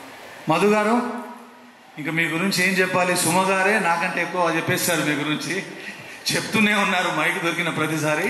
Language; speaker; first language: Telugu; native; Telugu